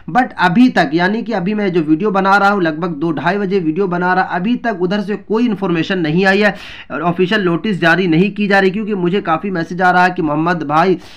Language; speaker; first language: Hindi; native; Hindi